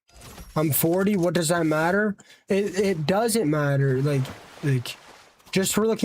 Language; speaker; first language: English; native; English